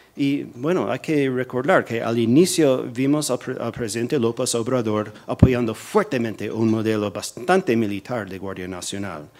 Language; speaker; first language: Spanish; non-native, fluent; English